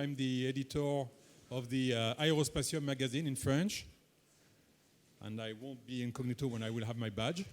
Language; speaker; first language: English; non-native, fluent; French